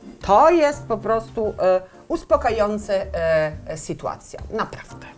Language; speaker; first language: Polish; non-native, learner; Italian